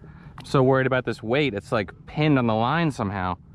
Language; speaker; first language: English; native; English